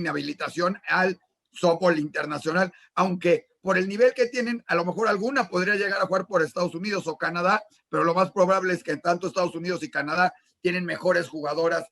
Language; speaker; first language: Spanish; native; Spanish